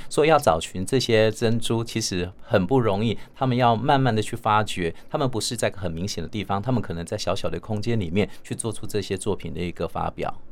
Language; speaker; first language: Chinese; native; Chinese